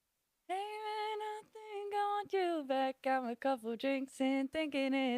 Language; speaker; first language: English; native; English